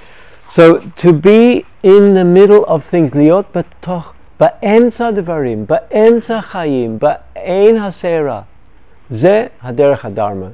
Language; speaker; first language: Hebrew; non-native, fluent; English